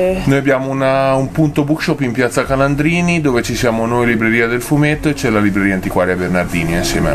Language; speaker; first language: Italian; native; Italian